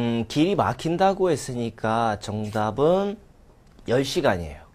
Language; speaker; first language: Korean; non-native, fluent; Russian